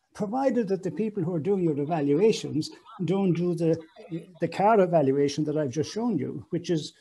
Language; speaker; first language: English; native; English